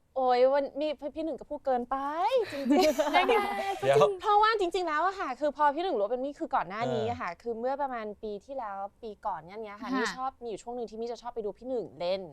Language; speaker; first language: Thai; non-native, fluent; English